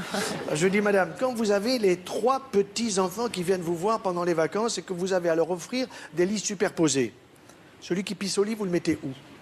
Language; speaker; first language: French; native; French